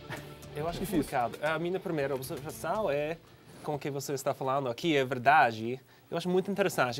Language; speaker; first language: Portuguese; non-native, fluent; English